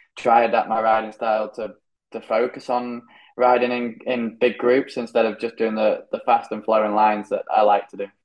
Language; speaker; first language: English; native; English